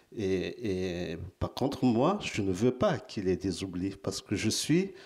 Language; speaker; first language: French; non-native, local second language; Malagasy